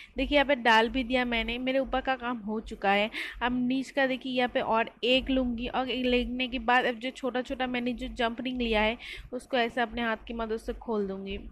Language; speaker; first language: Hindi; non-native, local second language; Bangla